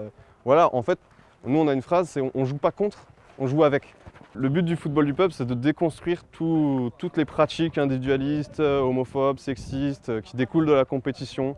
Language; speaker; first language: French; native; French